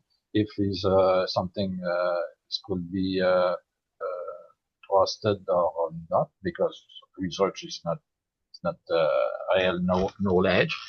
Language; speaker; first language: English; non-native, learner; French